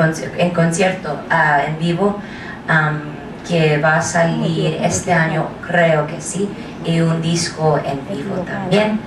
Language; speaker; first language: Spanish; non-native, learner; English